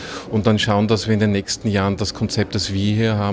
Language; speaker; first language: German; native; German